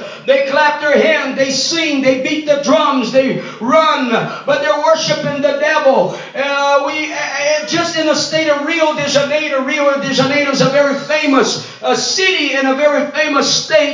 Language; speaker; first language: English; non-native, fluent; Portuguese